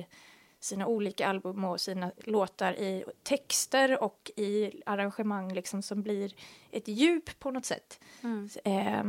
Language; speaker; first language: Swedish; native; Swedish